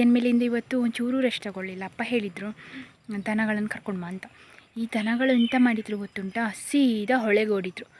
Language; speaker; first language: Kannada; native; Kannada